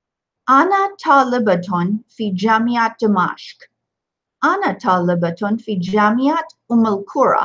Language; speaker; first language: Arabic; non-native, fluent; English